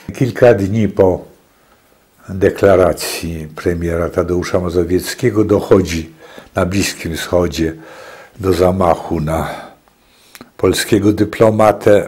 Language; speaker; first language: Polish; native; Polish